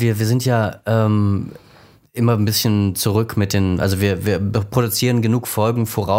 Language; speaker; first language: German; native; German